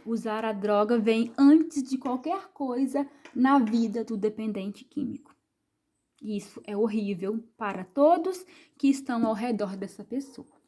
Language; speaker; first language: Portuguese; native; Portuguese